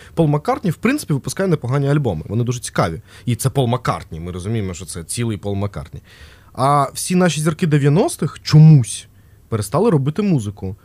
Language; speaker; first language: Ukrainian; non-native, local second language; Russian